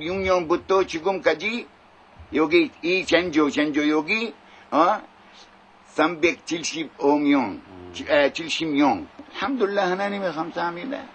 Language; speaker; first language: Korean; non-native, learner; Arabic